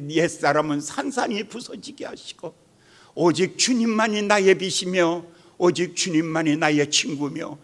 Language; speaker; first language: Korean; native; Korean